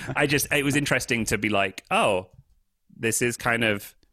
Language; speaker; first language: English; native; English